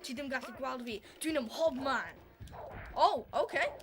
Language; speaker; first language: Welsh; non-native, local second language; English